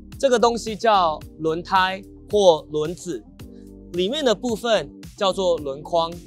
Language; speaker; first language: Chinese; native; Chinese